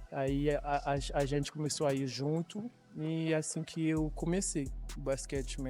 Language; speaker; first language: Portuguese; non-native, learner; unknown